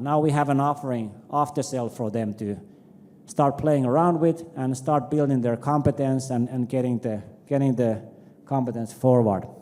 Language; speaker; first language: English; non-native, fluent; Finnish